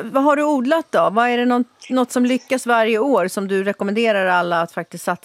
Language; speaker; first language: Swedish; native; Swedish